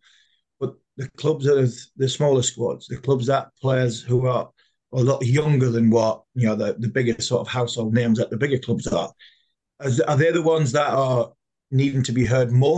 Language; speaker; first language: English; native; English